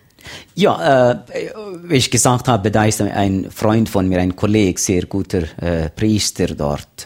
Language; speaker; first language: German; non-native, learner; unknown